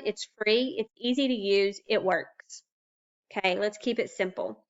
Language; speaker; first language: English; native; English